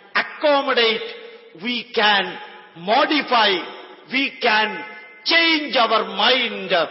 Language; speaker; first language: English; non-native, local second language; Malayalam